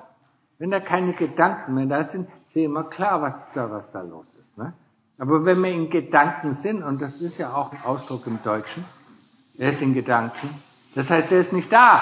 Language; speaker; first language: German; non-native, fluent; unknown